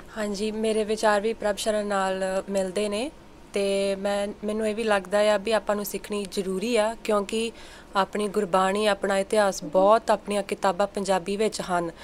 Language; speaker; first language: Punjabi; early bilingual, heritage; Punjabi